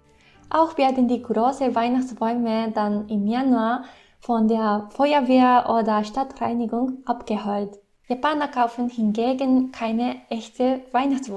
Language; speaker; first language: German; non-native, fluent; Japanese